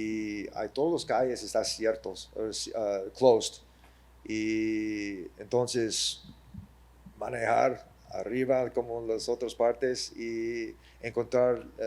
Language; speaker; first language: Spanish; early bilingual, heritage; English